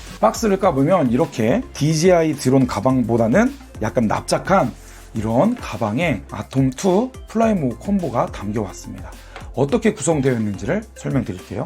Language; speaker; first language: Korean; native; Korean